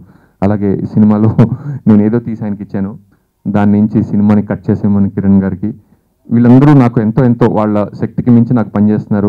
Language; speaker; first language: Telugu; native; Telugu